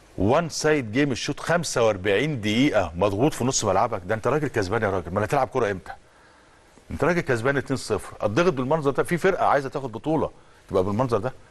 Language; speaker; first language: Egyptian Arabic; native; Egyptian Arabic